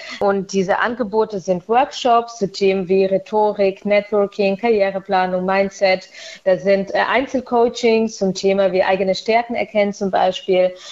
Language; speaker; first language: German; early bilingual, other home language; Russian